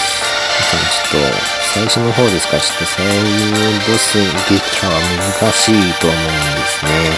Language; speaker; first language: Japanese; native; Japanese